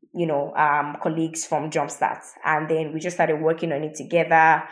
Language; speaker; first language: English; non-native, local second language; Yoruba